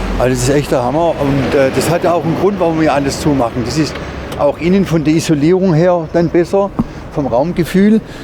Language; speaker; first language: German; native; German